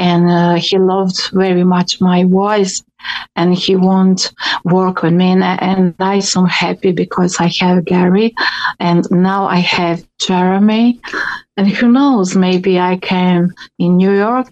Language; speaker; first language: English; non-native, learner; Croatian